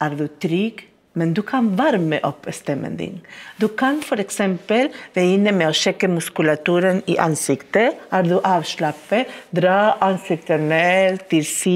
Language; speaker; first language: Norwegian; non-native, fluent; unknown